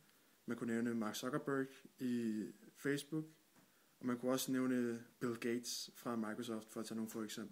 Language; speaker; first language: Danish; native; Danish